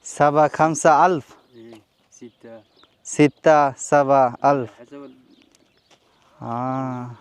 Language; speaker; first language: Arabic; non-native, learner; Bangla